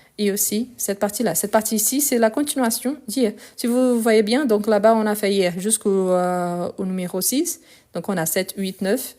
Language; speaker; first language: French; non-native, fluent; Portuguese